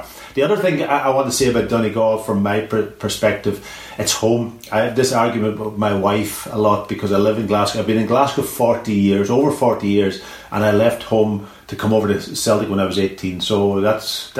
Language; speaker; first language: English; native; English